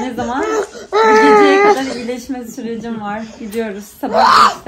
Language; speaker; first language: Turkish; native; Turkish